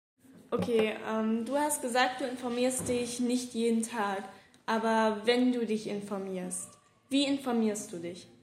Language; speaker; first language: German; native; German